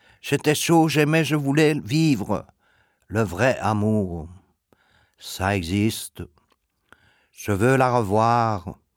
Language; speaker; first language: French; native; French